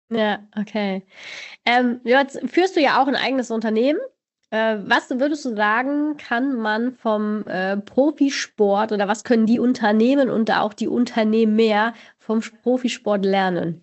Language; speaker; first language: German; native; German